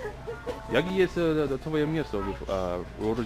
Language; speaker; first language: Polish; non-native, learner; English